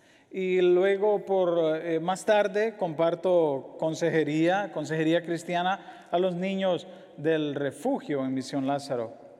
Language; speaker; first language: Spanish; native; Spanish